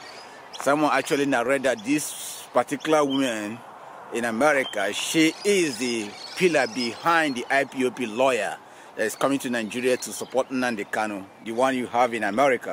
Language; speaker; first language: English; non-native, local second language; Igbo